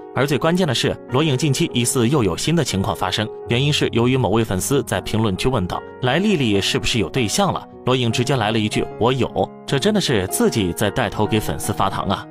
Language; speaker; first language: Chinese; native; Chinese